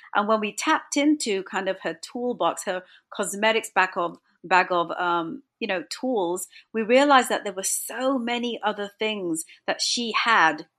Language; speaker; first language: English; native; English